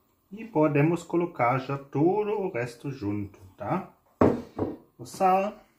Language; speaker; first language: Portuguese; non-native, fluent; German